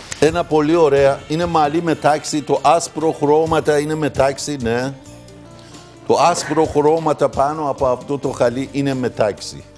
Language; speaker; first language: Greek; non-native, learner; Persian